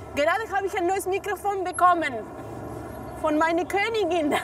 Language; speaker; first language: German; non-native, fluent; Spanish